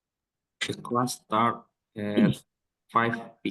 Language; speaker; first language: English; non-native, learner; Indonesian